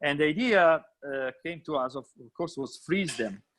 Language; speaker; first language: English; non-native, fluent; Italian